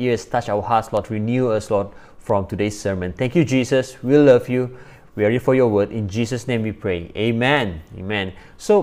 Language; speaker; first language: English; non-native, local second language; Malay